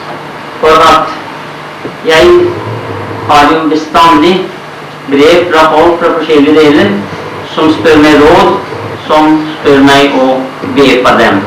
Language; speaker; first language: Norwegian; non-native, fluent; Urdu